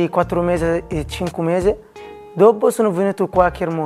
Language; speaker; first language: Italian; non-native, learner; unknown